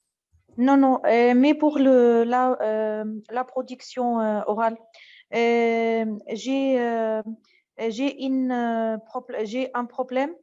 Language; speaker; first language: French; non-native, learner; Arabic